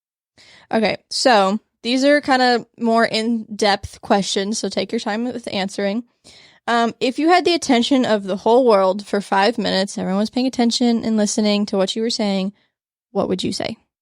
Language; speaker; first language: English; native; English